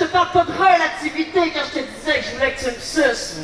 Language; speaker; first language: French; native; French